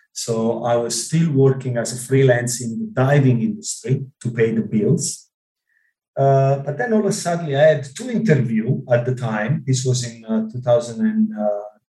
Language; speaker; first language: English; non-native, fluent; Italian